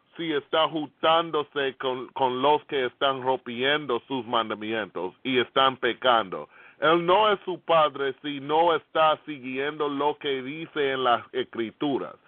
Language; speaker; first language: Spanish; non-native, fluent; English